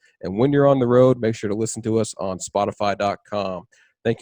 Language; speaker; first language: English; native; English